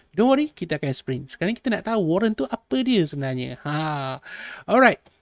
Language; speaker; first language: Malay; native; Malay